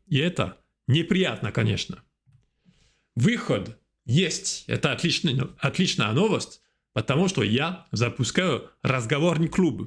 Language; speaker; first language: Russian; non-native, fluent; French